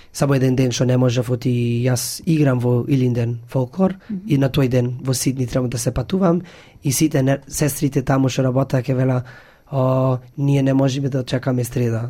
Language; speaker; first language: Macedonian; early bilingual, heritage; Macedonian